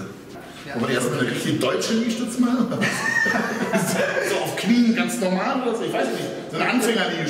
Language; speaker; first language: German; native; German